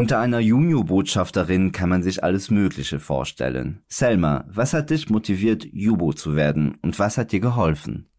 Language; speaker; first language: German; native; German